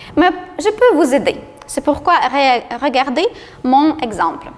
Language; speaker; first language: French; non-native, fluent; Ukrainian